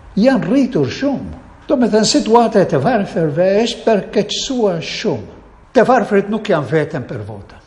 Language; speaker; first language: Albanian; non-native, fluent; Maltese